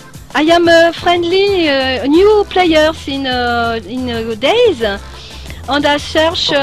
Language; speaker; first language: English; non-native, learner; French